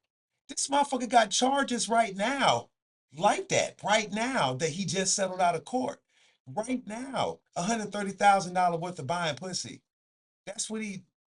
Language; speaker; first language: English; native; English